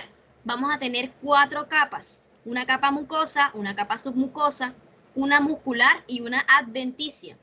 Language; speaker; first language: Spanish; native; Spanish